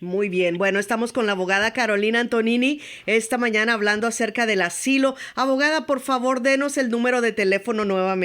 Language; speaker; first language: Spanish; native; Spanish